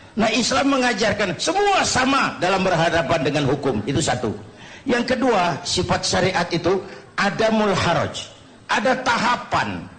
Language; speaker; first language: Indonesian; native; Indonesian